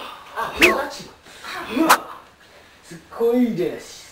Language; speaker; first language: Japanese; non-native, learner; English